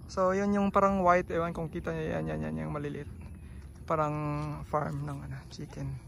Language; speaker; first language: Filipino; non-native, local second language; Cebuano